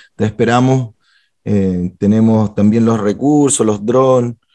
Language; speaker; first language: Spanish; native; Spanish